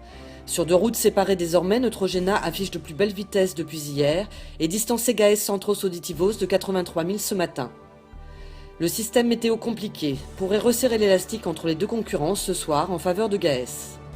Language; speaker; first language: French; native; French